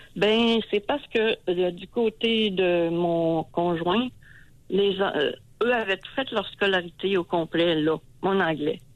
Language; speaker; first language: French; native; French